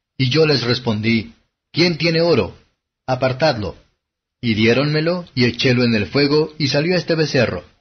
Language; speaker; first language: Spanish; non-native, fluent; Portuguese